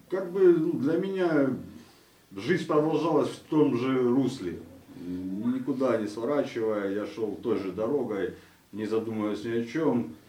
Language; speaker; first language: Polish; non-native, learner; Russian